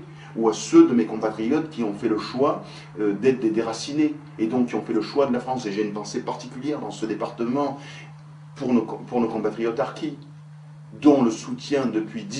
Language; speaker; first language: French; native; French